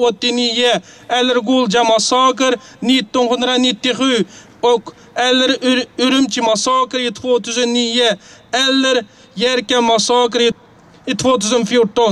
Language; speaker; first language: Swedish; non-native, fluent; Uyghur